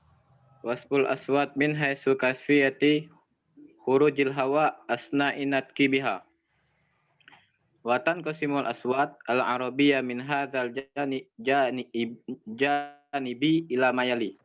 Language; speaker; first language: Arabic; non-native, learner; Indonesian